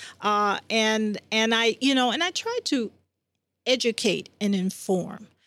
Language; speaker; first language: English; native; English